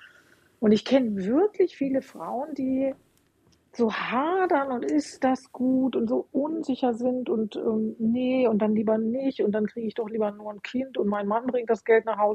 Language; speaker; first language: German; native; German